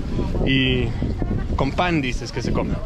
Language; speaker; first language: Spanish; non-native, learner; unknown